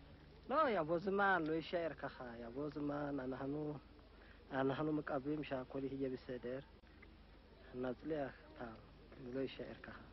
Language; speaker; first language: Hebrew; non-native, learner; Amharic